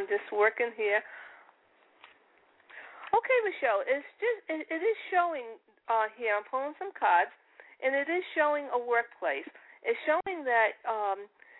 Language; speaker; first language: English; early bilingual, other home language; Italian